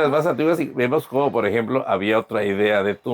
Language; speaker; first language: Spanish; native; Spanish